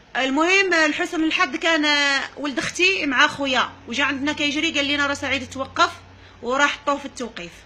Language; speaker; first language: Arabic; native; Arabic